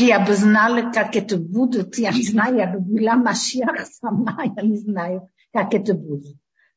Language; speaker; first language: Russian; early bilingual, heritage; Hebrew